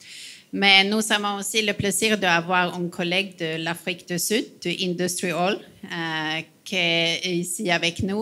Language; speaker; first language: French; non-native, fluent; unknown